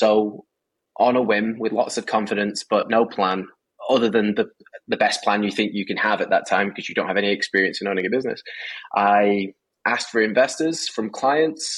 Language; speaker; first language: English; native; English